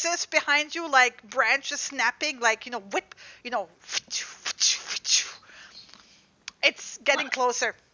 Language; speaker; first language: English; native; English